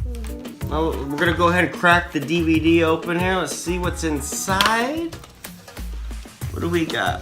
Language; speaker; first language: English; native; English